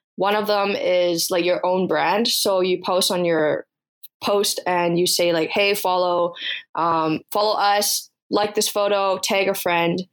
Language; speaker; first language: English; early bilingual, other home language; Chinese